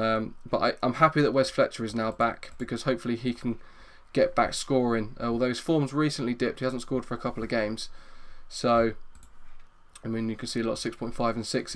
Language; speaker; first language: English; native; English